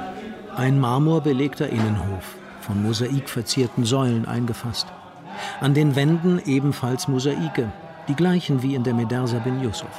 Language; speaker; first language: German; native; German